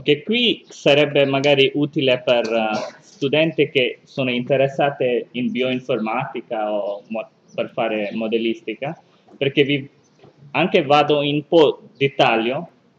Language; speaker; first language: Italian; non-native, learner; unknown